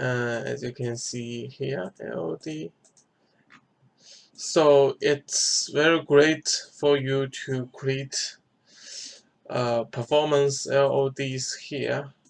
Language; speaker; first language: English; non-native, fluent; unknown